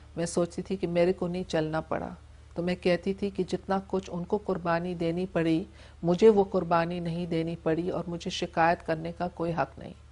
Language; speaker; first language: Urdu; non-native, local second language; English